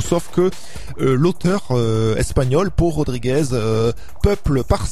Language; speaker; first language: French; native; French